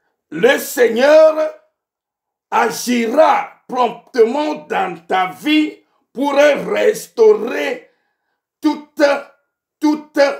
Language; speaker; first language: French; non-native, local second language; Ewe